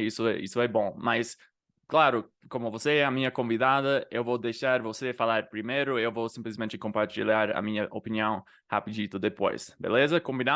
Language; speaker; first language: Portuguese; non-native, fluent; English